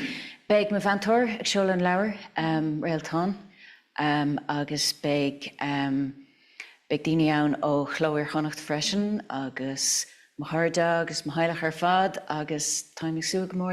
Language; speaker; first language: Irish; non-native, local second language; English